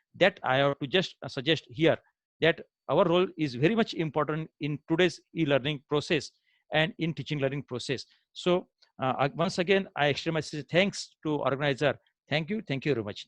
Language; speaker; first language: English; non-native, local second language; Marathi